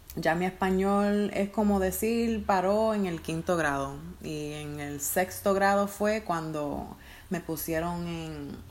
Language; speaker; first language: Spanish; early bilingual, heritage; Spanish